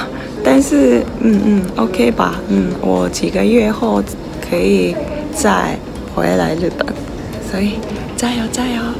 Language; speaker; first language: Chinese; non-native, learner; Japanese